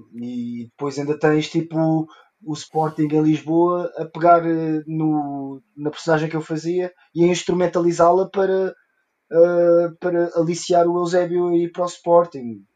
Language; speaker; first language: Portuguese; early bilingual, heritage; Portuguese